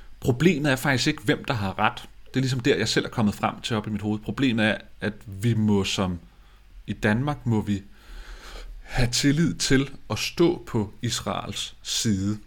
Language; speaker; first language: Danish; native; Danish